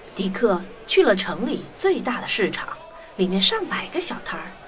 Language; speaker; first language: Chinese; native; Chinese